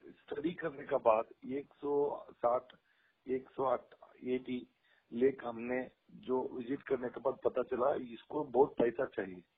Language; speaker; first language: Hindi; non-native, local second language; Kannada